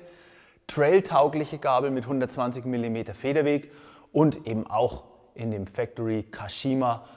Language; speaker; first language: German; native; German